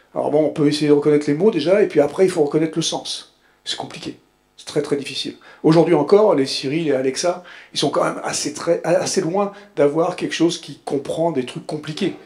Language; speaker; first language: French; native; French